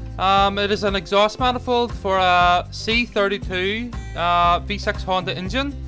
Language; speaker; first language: English; native; English